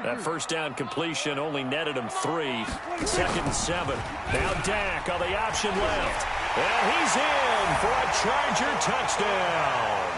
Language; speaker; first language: English; native; English